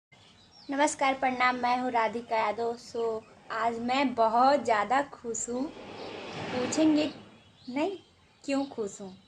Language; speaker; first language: Hindi; non-native, local second language; Bhojpuri